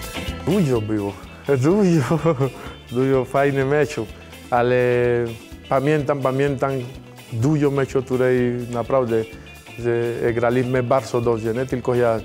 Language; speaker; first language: Polish; non-native, fluent; Spanish